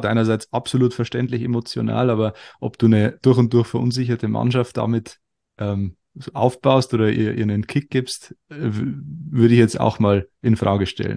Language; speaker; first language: German; native; German